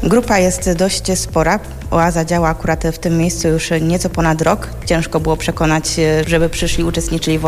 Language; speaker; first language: Polish; native; Polish